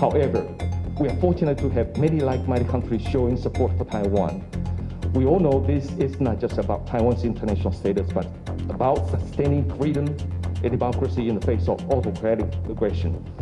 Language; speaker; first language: English; non-native, fluent; Chinese